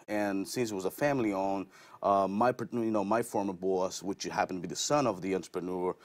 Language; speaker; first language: English; non-native, fluent; Portuguese